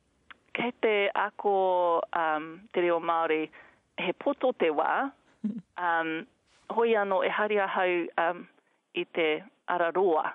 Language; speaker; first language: Māori; non-native, learner; English